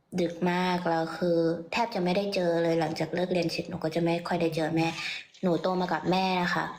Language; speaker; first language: Thai; early bilingual, heritage; Thai